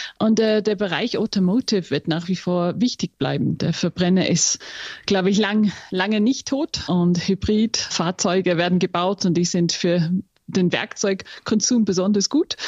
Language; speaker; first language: German; non-native, fluent; English